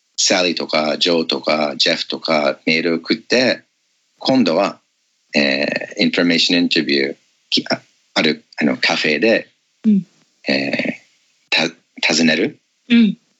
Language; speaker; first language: Japanese; non-native, fluent; English